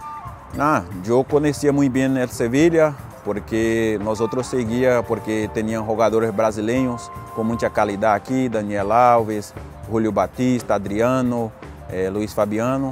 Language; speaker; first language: Spanish; non-native, fluent; Portuguese